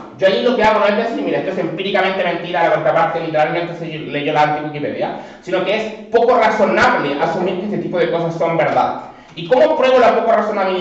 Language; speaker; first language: Spanish; native; Spanish